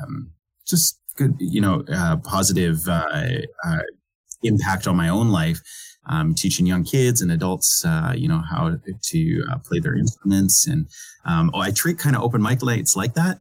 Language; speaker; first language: English; native; English